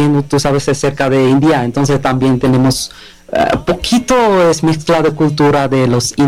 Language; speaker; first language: Spanish; non-native, learner; Bangla